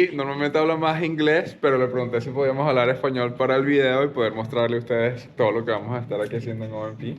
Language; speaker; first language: Spanish; native; Spanish